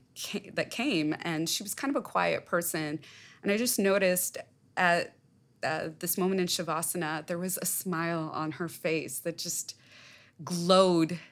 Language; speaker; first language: English; native; English